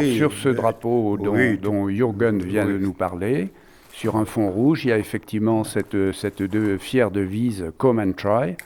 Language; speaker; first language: French; native; French